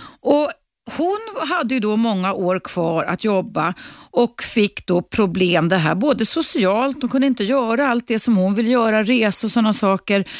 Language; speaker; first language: Swedish; native; Swedish